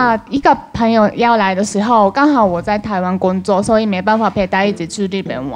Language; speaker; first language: Chinese; non-native, fluent; Japanese